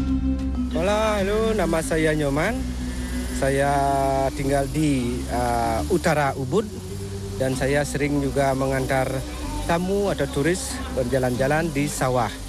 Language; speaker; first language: Indonesian; non-native, local second language; Balinese